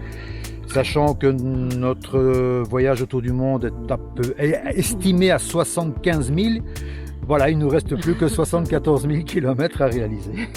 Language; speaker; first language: French; native; French